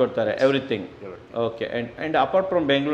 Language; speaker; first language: Kannada; native; Kannada